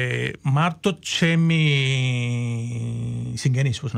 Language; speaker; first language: Georgian; non-native, learner; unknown